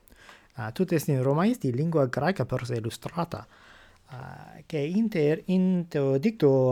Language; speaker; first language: Greek; non-native, fluent; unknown